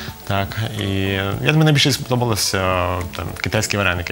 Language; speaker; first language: Ukrainian; native; Ukrainian